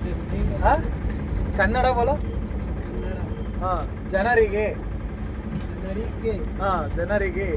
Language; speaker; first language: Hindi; non-native, local second language; Kannada